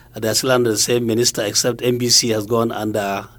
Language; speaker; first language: English; non-native, local second language; Hausa